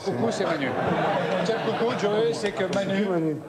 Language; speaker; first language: French; native; French